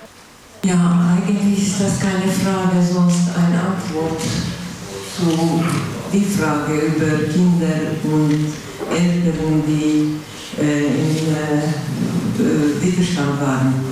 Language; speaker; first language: German; non-native, fluent; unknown